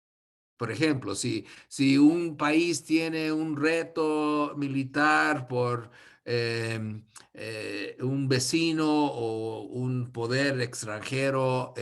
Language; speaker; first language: Spanish; non-native, fluent; English